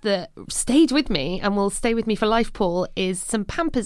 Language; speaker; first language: English; native; English